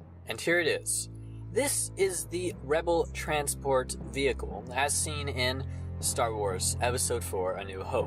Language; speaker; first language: English; native; English